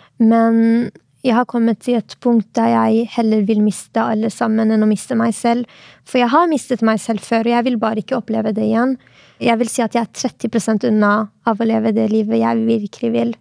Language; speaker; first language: Norwegian; early bilingual, other home language; Arabic